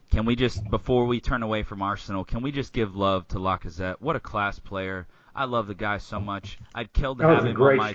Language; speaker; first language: English; native; English